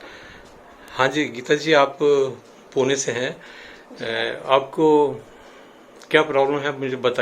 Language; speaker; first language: Hindi; native; Hindi